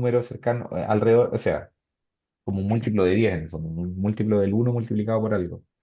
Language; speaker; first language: Spanish; native; Spanish